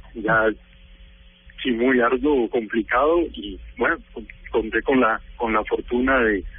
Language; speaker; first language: Spanish; native; Spanish